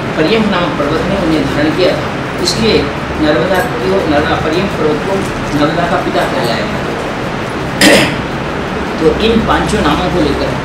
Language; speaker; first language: Hindi; native; Hindi